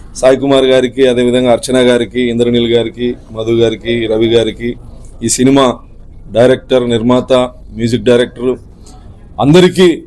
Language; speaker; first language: Telugu; native; Telugu